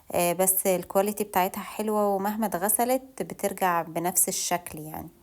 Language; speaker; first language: Arabic; native; Arabic